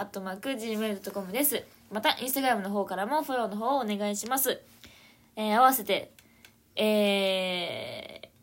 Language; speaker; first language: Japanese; non-native, fluent; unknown